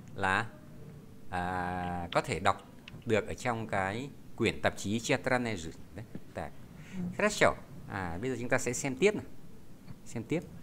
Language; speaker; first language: Vietnamese; native; Vietnamese